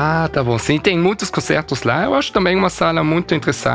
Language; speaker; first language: Portuguese; early bilingual, heritage; German